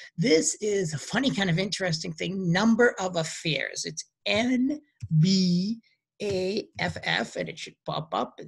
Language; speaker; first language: English; native; English